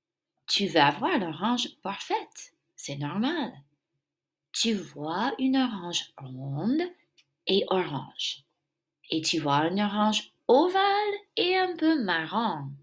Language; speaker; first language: French; non-native, fluent; English